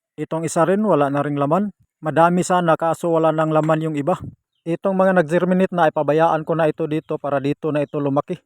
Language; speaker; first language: Filipino; non-native, local second language; Cebuano